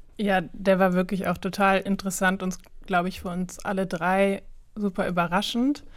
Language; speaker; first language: German; native; German